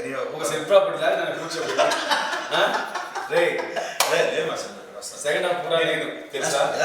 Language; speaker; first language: Telugu; non-native, learner; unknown